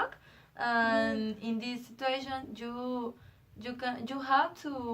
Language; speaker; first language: English; non-native, learner; Spanish